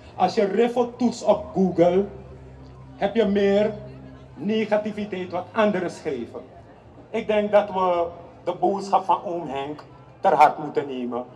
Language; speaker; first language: Dutch; native; Dutch